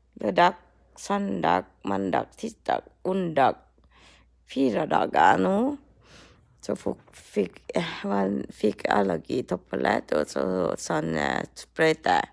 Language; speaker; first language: Norwegian; non-native, learner; Thai